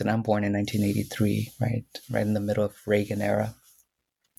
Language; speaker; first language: English; early bilingual, other home language; Spanish